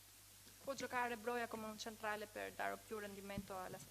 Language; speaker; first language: Italian; non-native, fluent; Albanian